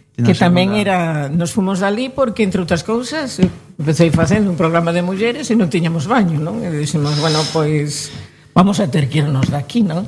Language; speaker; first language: Galician; native; Galician